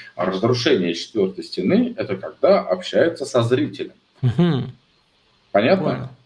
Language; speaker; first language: Russian; native; Russian